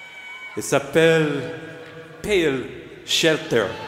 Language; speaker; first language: French; non-native, learner; English